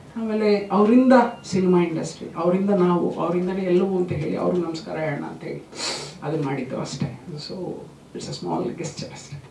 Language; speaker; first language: Kannada; native; Kannada